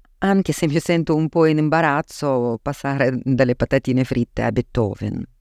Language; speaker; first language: Italian; non-native, fluent; Russian